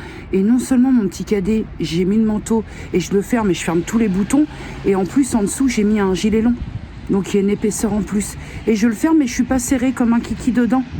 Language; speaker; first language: French; native; French